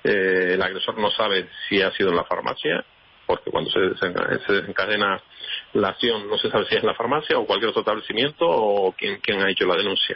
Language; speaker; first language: Spanish; native; Spanish